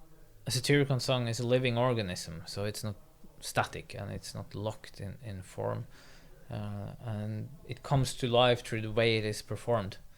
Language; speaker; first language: English; non-native, fluent; Norwegian